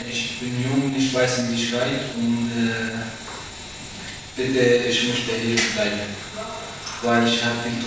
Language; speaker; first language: German; non-native, learner; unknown